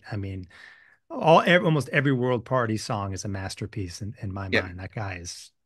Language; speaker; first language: English; native; English